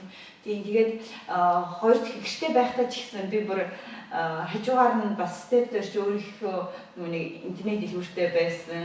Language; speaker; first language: Mongolian; native; Mongolian